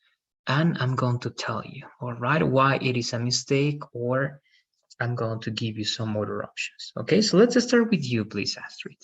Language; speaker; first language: English; non-native, fluent; Spanish